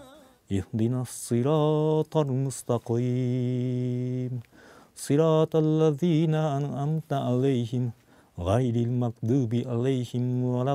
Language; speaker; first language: Arabic; non-native, fluent; Japanese